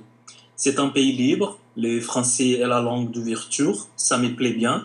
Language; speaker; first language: French; non-native, fluent; Portuguese